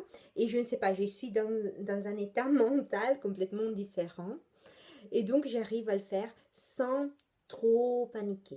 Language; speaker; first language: French; non-native, fluent; Italian